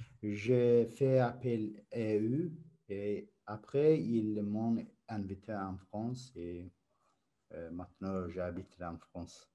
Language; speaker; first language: French; non-native, learner; Azerbaijani